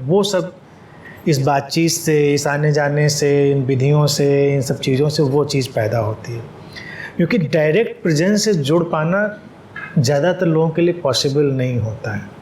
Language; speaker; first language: Hindi; native; Hindi